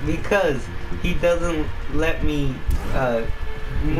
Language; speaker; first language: English; native; English